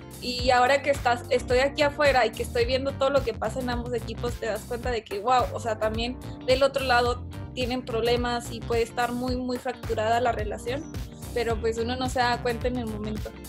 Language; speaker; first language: Spanish; native; Spanish